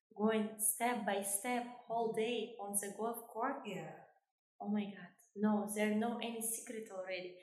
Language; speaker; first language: English; non-native, fluent; Albanian